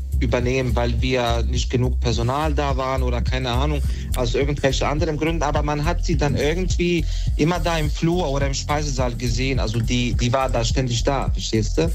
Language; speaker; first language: German; non-native, fluent; Bosnian